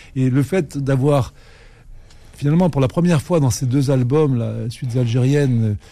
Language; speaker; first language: French; native; French